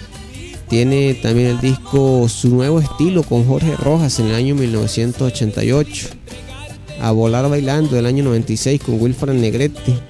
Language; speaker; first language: Spanish; native; Spanish